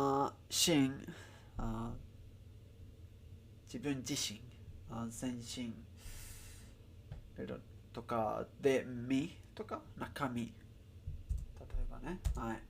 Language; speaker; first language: Japanese; non-native, learner; Spanish